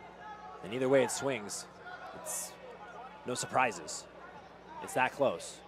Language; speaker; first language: English; native; English